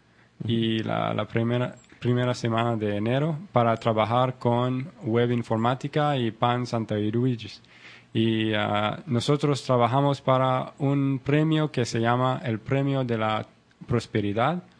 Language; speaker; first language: Spanish; non-native, learner; English